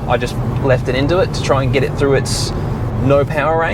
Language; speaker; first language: English; native; English